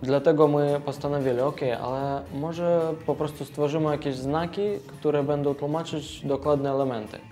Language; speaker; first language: Polish; non-native, fluent; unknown